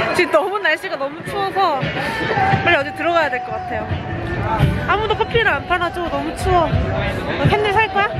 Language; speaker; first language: Korean; native; Korean